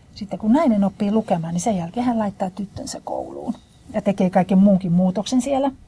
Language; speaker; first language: Finnish; native; Finnish